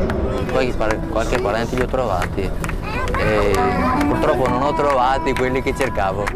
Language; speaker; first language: Italian; non-native, fluent; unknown